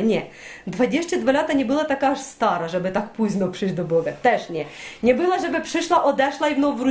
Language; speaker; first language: Polish; non-native, learner; Ukrainian